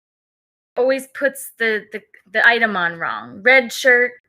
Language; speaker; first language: English; native; English